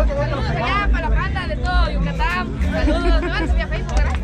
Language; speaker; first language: Spanish; native; Spanish